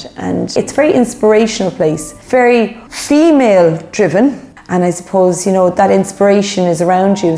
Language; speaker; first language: English; native; English